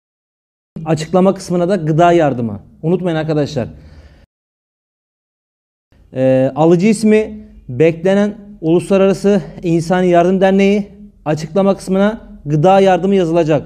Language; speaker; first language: Turkish; native; Turkish